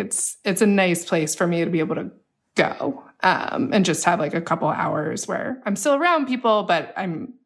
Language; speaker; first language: English; native; English